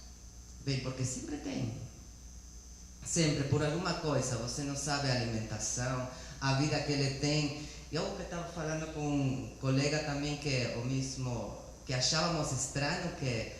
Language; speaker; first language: Portuguese; non-native, learner; Spanish